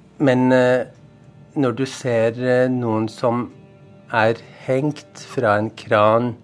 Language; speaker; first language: Norwegian; non-native, fluent; Persian